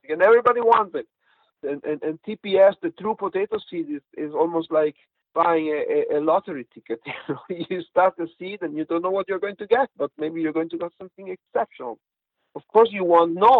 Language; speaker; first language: English; non-native, fluent; Italian